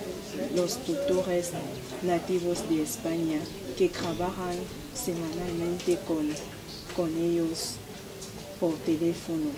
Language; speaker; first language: Spanish; non-native, learner; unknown